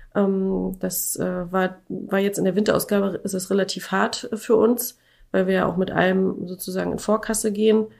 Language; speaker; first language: German; native; German